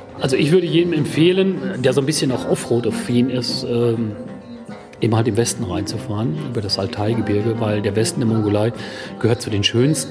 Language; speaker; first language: German; native; German